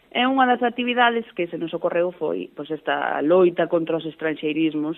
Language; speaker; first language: Galician; non-native, local second language; Spanish